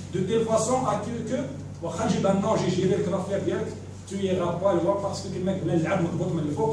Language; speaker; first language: French; non-native, local second language; Arabic